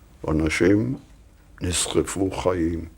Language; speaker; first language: Hebrew; non-native, fluent; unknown